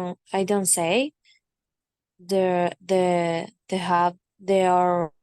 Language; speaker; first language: English; non-native, learner; Spanish